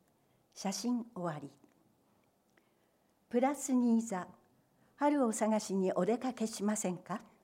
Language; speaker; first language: Japanese; native; Japanese